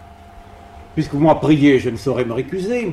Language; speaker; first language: French; native; French